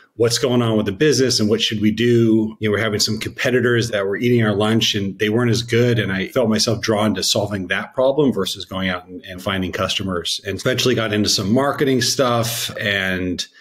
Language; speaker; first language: English; native; English